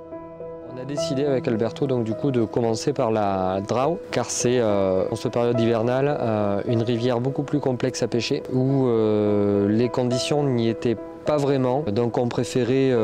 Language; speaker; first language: French; native; French